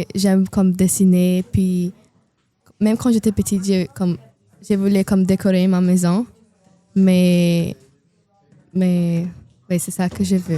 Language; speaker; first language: French; non-native, learner; Portuguese